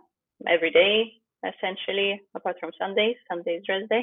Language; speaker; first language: English; non-native, fluent; Ukrainian